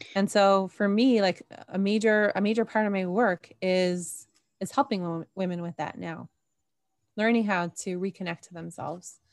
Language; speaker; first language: English; native; English